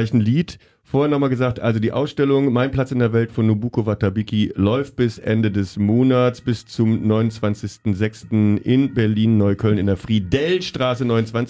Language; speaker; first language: German; native; German